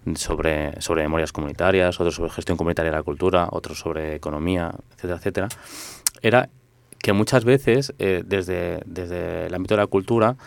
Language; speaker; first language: Spanish; non-native, local second language; Catalan